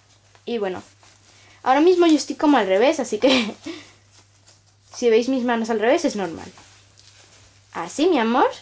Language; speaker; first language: Spanish; native; Spanish